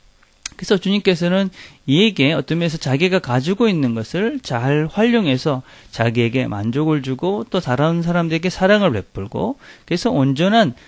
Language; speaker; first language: Korean; native; Korean